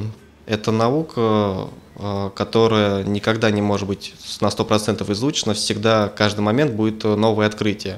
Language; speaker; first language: Russian; native; Russian